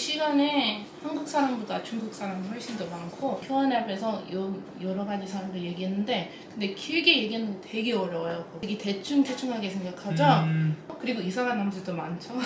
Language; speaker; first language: Korean; non-native, fluent; English